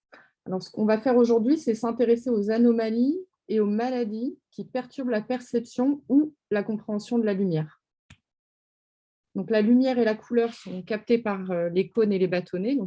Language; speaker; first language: French; native; French